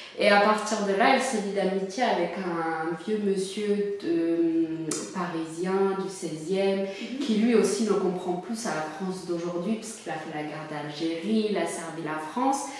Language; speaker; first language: French; early bilingual, other home language; Amharic